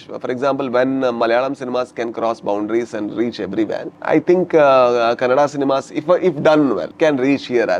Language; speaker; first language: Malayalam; non-native, learner; Kannada